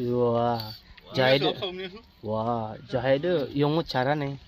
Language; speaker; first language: Korean; non-native, learner; Filipino